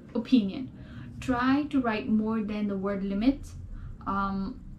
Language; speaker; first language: English; non-native, local second language; Nepali